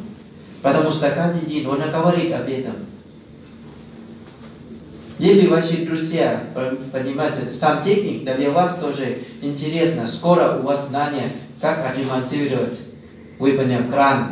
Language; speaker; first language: Russian; non-native, learner; Thai